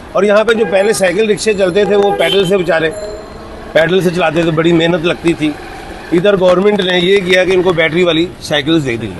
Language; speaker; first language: Urdu; non-native, local second language; Punjabi